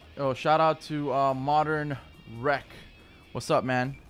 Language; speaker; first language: English; native; English